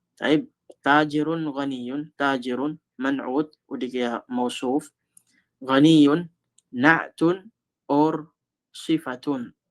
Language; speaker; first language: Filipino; non-native, local second language; Cebuano